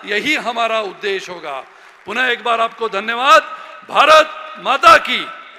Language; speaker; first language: Hindi; non-native, local second language; Marathi